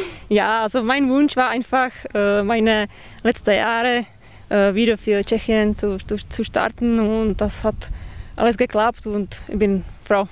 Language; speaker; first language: German; non-native, fluent; Czech